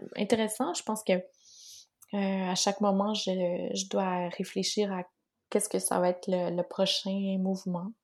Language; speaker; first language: French; native; French